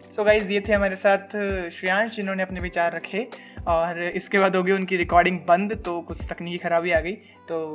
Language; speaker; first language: Hindi; native; Hindi